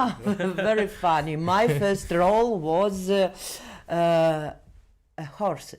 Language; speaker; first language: English; non-native, learner; Belarusian